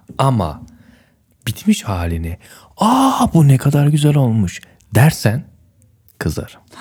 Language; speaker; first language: Turkish; native; Turkish